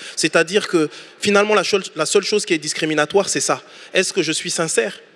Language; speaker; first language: French; native; French